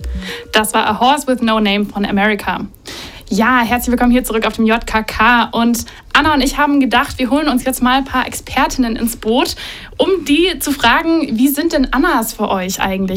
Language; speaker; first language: German; native; German